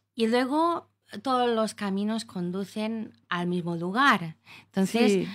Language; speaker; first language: Spanish; native; Spanish